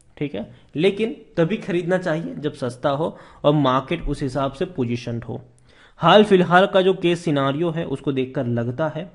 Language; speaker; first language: Hindi; native; Hindi